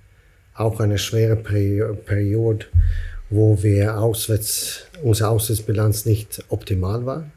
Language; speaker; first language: German; non-native, fluent; Swedish